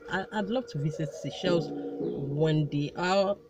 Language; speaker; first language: English; non-native, local second language; Igbo